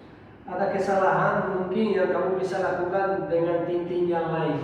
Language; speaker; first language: Indonesian; non-native, fluent; Portuguese